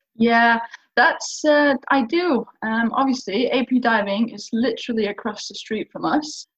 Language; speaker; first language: English; non-native, fluent; Faroese